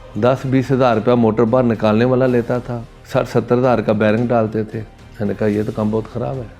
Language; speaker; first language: Urdu; non-native, local second language; Punjabi